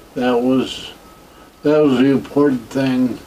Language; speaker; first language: English; native; English